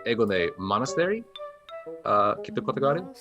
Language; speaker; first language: Japanese; non-native, learner; English